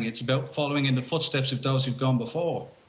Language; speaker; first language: English; native; English